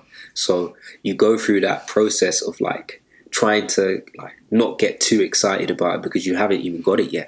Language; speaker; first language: English; native; English